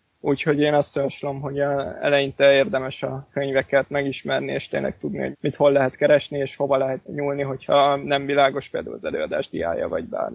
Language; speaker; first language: Hungarian; native; Hungarian